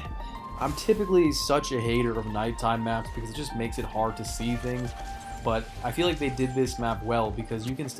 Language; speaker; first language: English; native; English